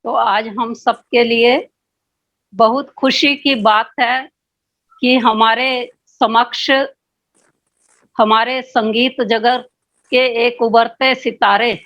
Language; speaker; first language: Hindi; native; Hindi